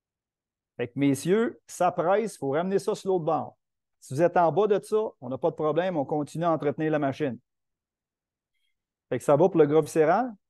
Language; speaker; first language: French; native; French